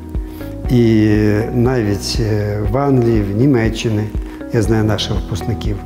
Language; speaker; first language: Ukrainian; non-native, local second language; Russian